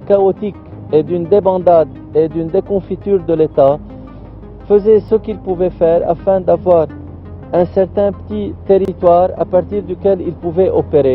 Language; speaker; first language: French; non-native, local second language; Arabic